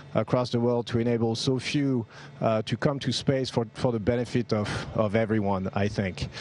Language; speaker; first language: English; non-native, fluent; French